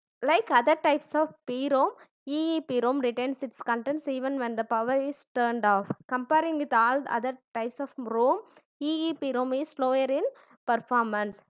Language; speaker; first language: English; non-native, local second language; Tamil